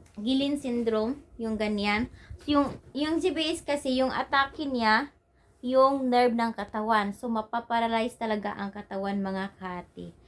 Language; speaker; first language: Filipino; non-native, local second language; Cebuano